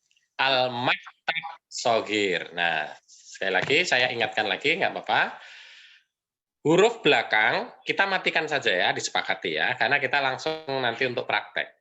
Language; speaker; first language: Indonesian; native; Indonesian